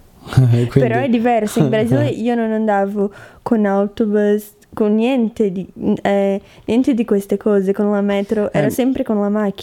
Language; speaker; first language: Italian; non-native, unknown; Portuguese